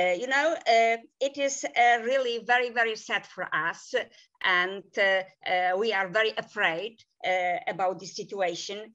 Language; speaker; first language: English; non-native, fluent; Polish